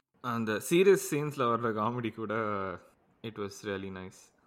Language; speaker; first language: English; non-native, local second language; Tamil